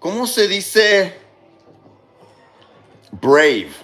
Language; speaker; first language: Spanish; non-native, learner; English